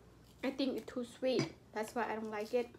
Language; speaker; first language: English; non-native, local second language; Lao